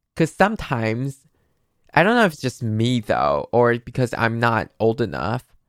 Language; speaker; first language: English; non-native, fluent; Chinese